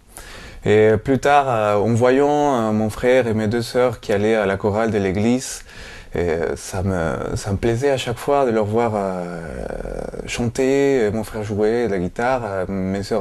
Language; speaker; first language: French; non-native, fluent; Spanish